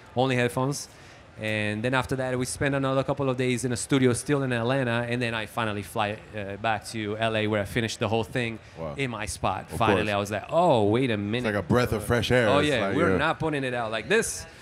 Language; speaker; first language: English; non-native, fluent; Italian